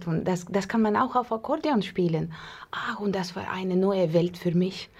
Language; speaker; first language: German; non-native, fluent; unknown